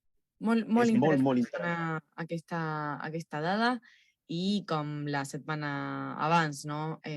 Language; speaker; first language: Catalan; non-native, local second language; Spanish